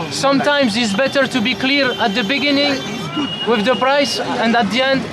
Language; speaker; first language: English; non-native, learner; French